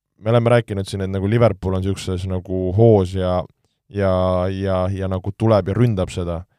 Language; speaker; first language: Estonian; native; Estonian